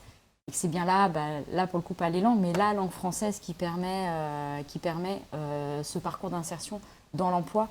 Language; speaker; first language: French; native; French